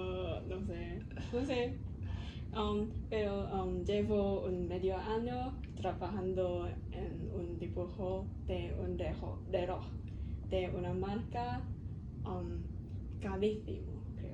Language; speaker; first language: Spanish; non-native, learner; Cantonese